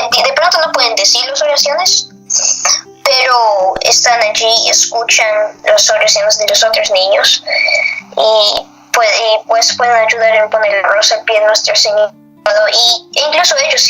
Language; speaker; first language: Spanish; non-native, fluent; English